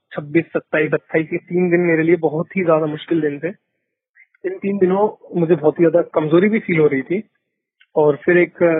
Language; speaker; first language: Hindi; native; Hindi